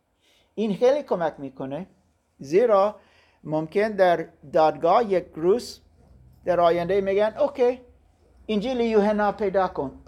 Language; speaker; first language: Persian; non-native, fluent; German